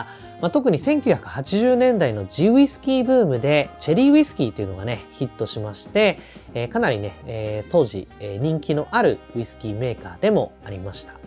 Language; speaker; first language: Japanese; native; Japanese